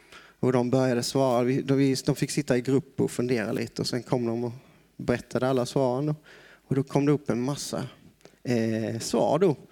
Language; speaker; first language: Swedish; native; Swedish